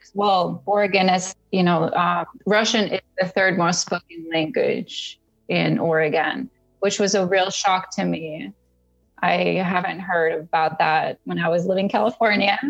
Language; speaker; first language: English; early bilingual, other home language; Russian